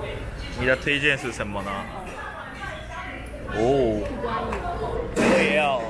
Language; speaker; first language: Chinese; non-native, fluent; Japanese